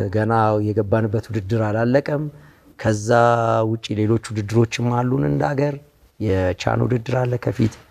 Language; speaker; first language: Amharic; native; Amharic